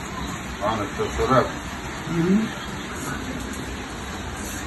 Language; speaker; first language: Spanish; non-native, learner; German